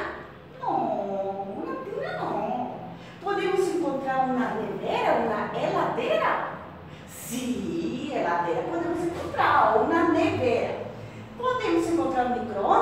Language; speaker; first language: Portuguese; non-native, fluent; Spanish